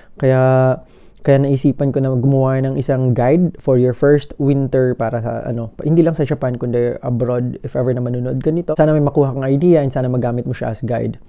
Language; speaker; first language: Filipino; native; Filipino